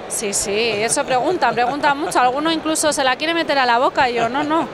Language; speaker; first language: Spanish; native; Spanish